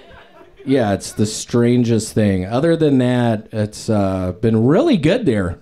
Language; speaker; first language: English; native; English